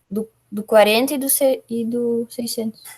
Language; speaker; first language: Portuguese; native; Portuguese